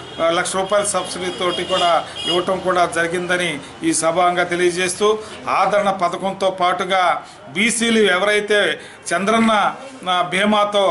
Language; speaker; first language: Telugu; native; Telugu